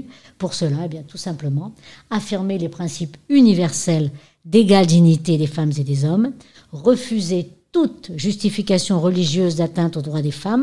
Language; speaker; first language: French; native; French